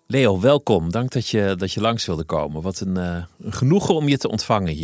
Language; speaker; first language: Dutch; native; Dutch